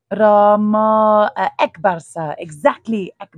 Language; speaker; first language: Nepali; non-native, learner; Dutch